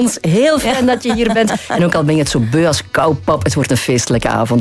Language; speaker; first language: Dutch; native; Dutch